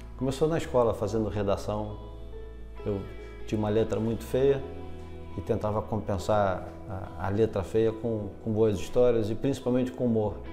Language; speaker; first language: Portuguese; native; Portuguese